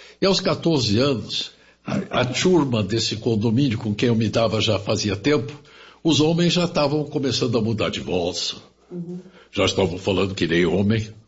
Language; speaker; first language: Portuguese; early bilingual, other home language; German